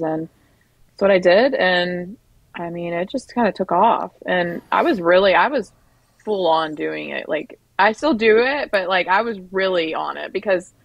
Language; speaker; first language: English; native; English